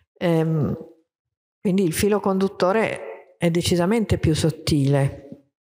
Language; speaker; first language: Italian; native; Italian